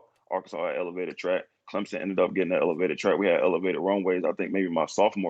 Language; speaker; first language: English; native; English